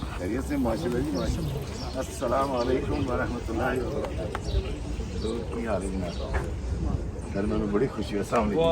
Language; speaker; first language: Urdu; non-native, local second language; Punjabi